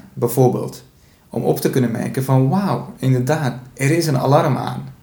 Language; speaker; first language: Dutch; early bilingual, other home language; Persian